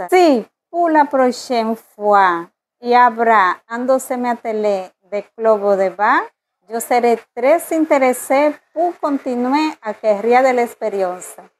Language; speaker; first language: French; non-native, learner; Spanish